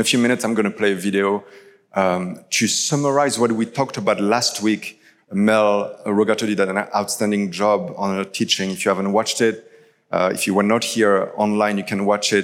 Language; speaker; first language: English; non-native, fluent; French